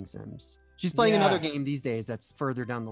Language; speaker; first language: English; native; English